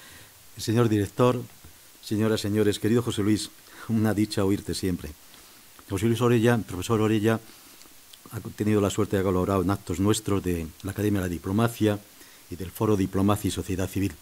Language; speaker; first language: Spanish; native; Spanish